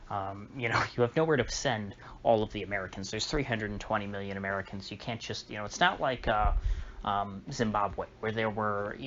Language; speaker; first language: English; native; English